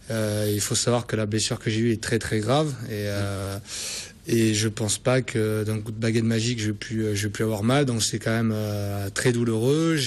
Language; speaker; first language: French; native; French